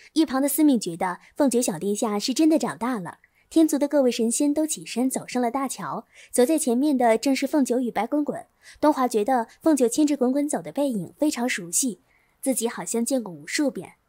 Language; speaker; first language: Chinese; native; Chinese